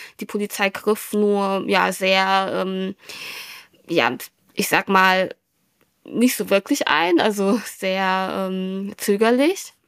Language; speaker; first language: German; early bilingual, other home language; Vietnamese